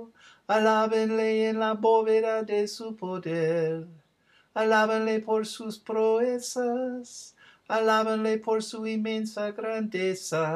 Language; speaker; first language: Spanish; non-native, fluent; English